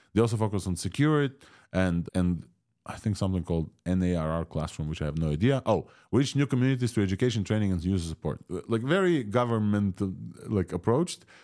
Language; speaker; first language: English; non-native, fluent; Russian